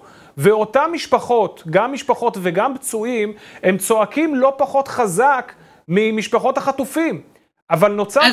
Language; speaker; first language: Hebrew; native; Hebrew